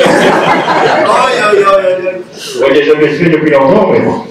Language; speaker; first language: French; native; French